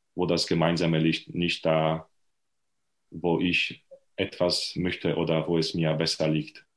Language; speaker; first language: German; non-native, fluent; Polish